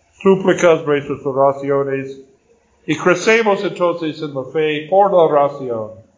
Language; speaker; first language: Spanish; non-native, fluent; Portuguese